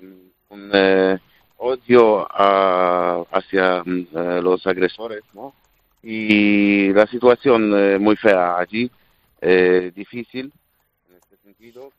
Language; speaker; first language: Spanish; non-native, fluent; Polish